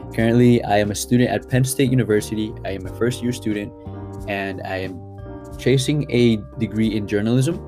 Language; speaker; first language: English; early bilingual, other home language; Spanish